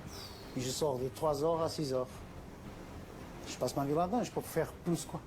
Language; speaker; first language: French; non-native, fluent; Portuguese